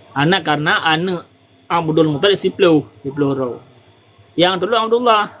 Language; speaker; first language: Malay; non-native, local second language; Achinese